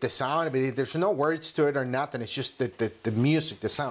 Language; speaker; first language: English; non-native, fluent; Spanish